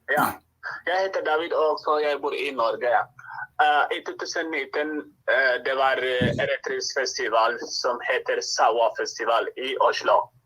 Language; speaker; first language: Swedish; non-native, learner; Norwegian